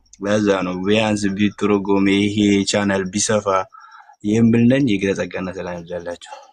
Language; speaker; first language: Amharic; non-native, local second language; Oromo